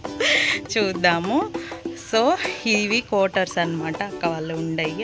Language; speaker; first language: Telugu; native; Telugu